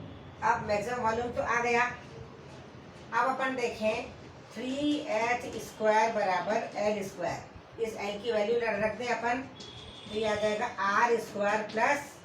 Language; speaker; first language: Hindi; native; Hindi